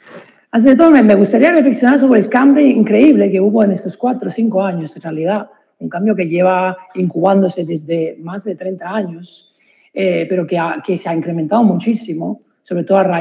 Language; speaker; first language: Spanish; non-native, fluent; Italian